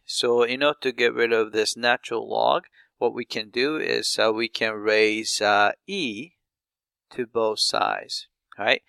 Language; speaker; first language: English; non-native, fluent; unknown